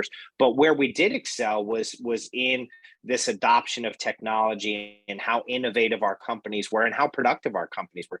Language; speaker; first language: English; native; English